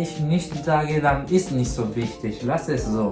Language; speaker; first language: German; non-native, learner; Japanese